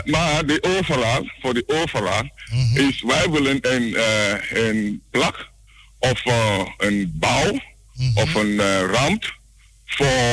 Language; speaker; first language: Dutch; non-native, learner; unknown